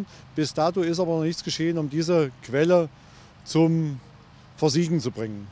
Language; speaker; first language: German; native; German